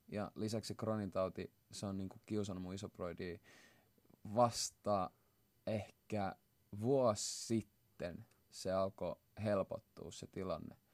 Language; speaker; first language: Finnish; early bilingual, other home language; Swahili